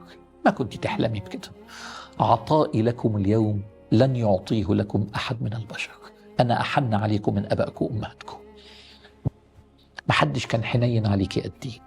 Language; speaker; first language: Arabic; native; Arabic